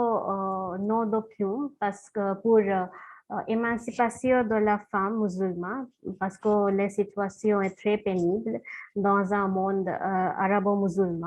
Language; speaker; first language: French; non-native, fluent; Bangla